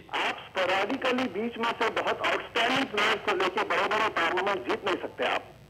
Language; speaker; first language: Urdu; native; Urdu